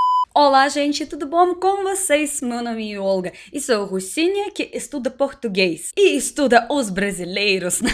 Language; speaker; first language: Portuguese; non-native, learner; Russian